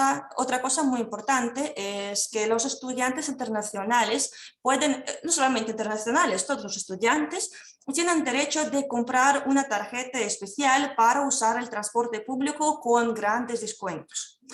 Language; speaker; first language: Spanish; non-native, fluent; Russian